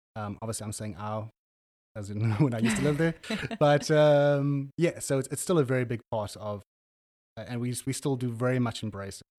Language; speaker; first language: English; native; English